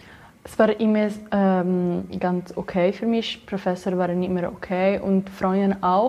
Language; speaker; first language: German; non-native, learner; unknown